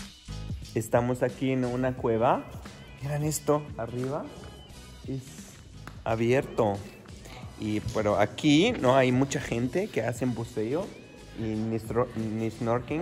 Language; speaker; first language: Spanish; non-native, fluent; Arabic